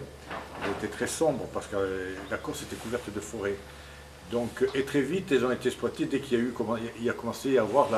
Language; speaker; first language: French; native; French